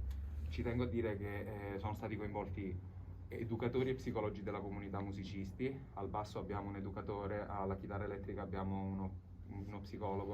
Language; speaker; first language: Italian; native; Italian